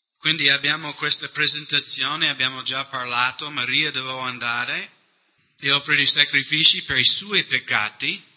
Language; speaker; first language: Italian; non-native, fluent; English